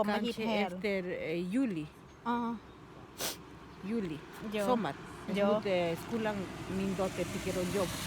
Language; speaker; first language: Swedish; non-native, learner; Thai